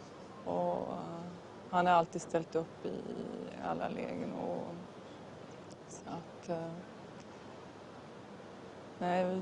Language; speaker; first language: Swedish; native; Swedish